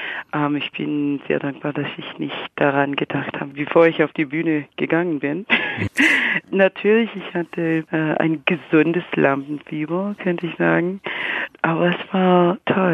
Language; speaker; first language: German; non-native, fluent; English